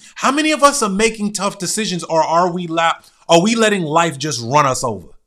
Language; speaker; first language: English; native; English